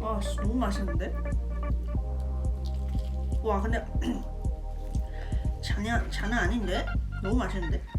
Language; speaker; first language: Korean; non-native, learner; Chinese